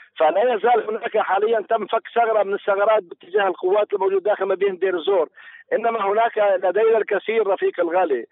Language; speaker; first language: Arabic; native; Arabic